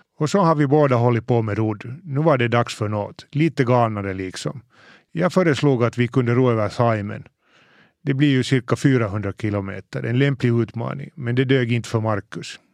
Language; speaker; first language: Swedish; native; Swedish